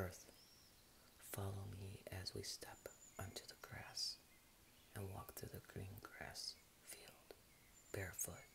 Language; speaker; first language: English; native; English